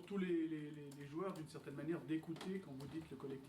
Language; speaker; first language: French; native; French